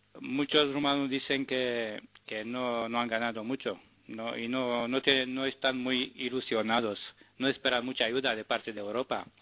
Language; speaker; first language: Spanish; non-native, fluent; Romanian